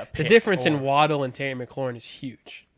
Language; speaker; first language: English; native; English